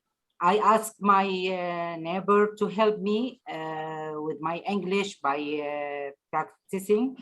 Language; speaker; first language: English; non-native, learner; Arabic